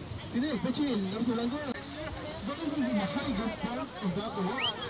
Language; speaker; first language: English; non-native, learner; Spanish